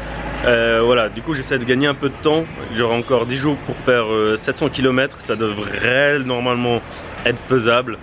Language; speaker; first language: French; native; French